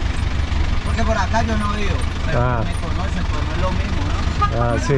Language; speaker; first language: Spanish; native; Spanish